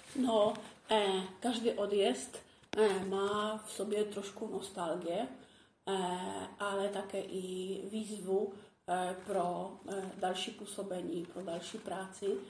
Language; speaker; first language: Czech; non-native, fluent; Polish